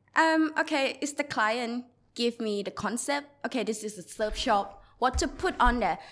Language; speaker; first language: English; non-native, learner; Thai